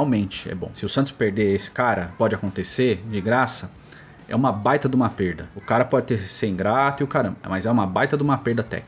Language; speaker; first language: Portuguese; native; Portuguese